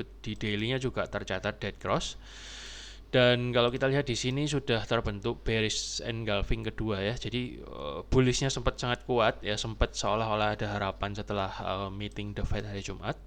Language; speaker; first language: Indonesian; native; Indonesian